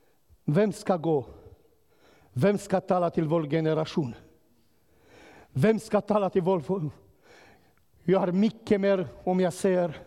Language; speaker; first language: Swedish; non-native, learner; Romanian